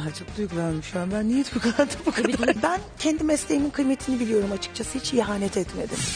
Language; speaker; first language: Turkish; native; Turkish